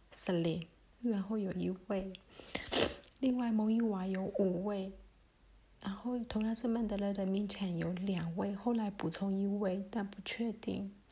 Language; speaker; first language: Chinese; early bilingual, heritage; Chinese